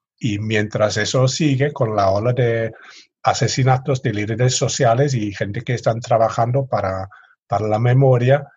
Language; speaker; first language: Spanish; non-native, fluent; English